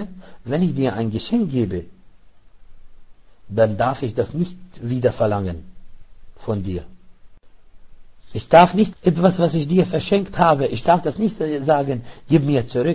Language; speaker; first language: German; non-native, fluent; Arabic